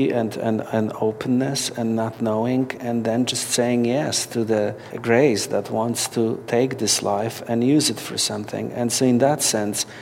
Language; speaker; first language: English; non-native, fluent; Polish